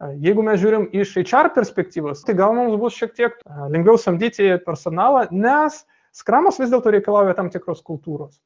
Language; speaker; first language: Lithuanian; non-native, local second language; Russian